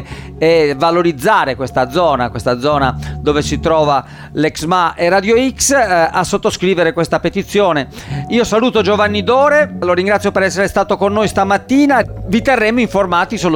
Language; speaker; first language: Italian; native; Italian